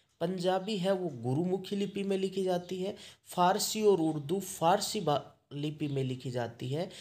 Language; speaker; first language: Hindi; native; Hindi